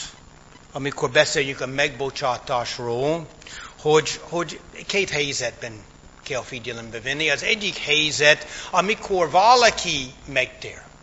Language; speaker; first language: Hungarian; non-native, fluent; English